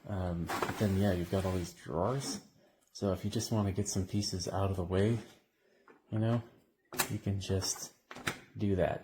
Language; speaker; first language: English; native; English